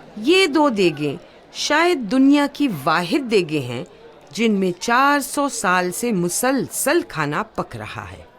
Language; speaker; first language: Urdu; native; Urdu